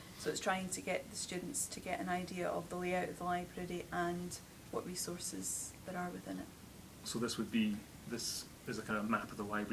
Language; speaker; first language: English; native; English